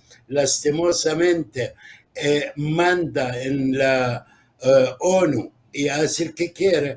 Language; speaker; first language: Spanish; non-native, fluent; Arabic